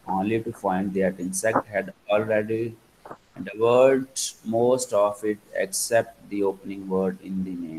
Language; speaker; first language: English; non-native, local second language; Urdu